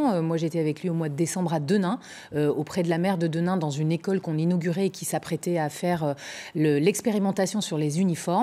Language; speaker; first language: French; native; French